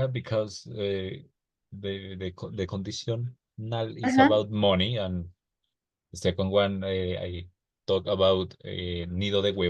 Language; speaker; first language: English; non-native, learner; Spanish